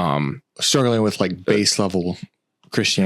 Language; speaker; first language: English; native; English